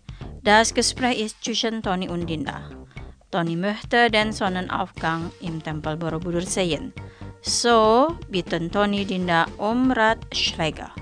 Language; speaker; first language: German; non-native, fluent; Indonesian